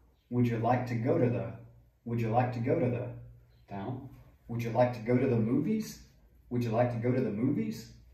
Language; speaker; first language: English; native; English